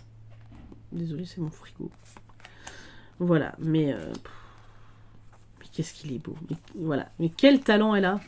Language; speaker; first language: French; native; French